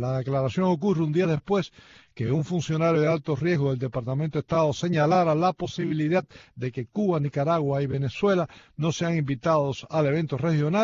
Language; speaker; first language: Spanish; native; Spanish